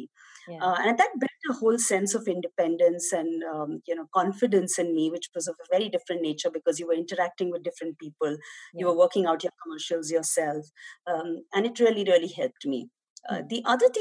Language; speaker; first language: English; non-native, local second language; Hindi